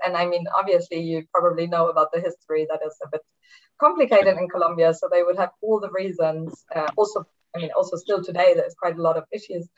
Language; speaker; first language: English; non-native, fluent; German